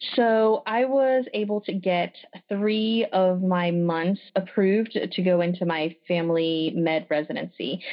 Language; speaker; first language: English; early bilingual, other home language; French